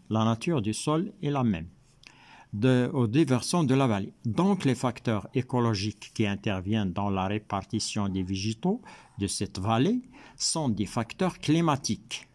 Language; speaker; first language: French; non-native, local second language; Arabic